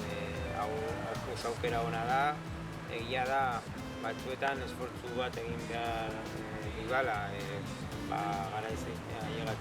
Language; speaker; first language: Basque; non-native, learner; Spanish